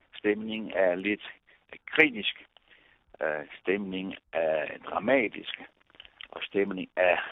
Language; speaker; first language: Danish; non-native, fluent; Italian